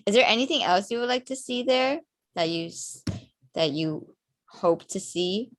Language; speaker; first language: English; non-native, fluent; Chinese